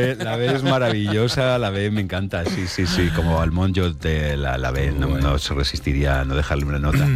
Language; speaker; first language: Spanish; native; Spanish